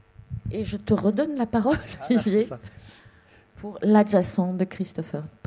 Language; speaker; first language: French; native; French